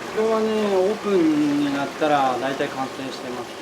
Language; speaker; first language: Japanese; native; Japanese